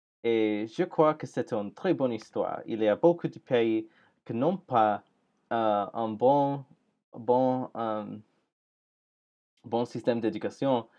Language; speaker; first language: French; non-native, learner; English